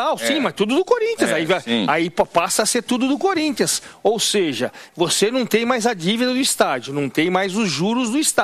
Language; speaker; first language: Portuguese; native; Portuguese